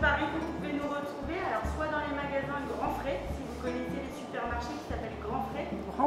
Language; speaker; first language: French; native; French